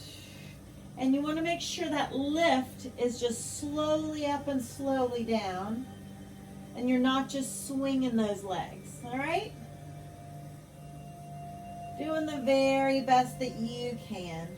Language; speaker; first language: English; native; English